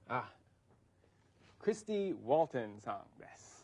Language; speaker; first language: Japanese; non-native, fluent; English